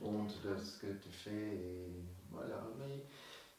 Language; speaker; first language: French; non-native, local second language; Dutch